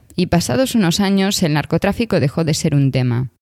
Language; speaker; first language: Spanish; native; Spanish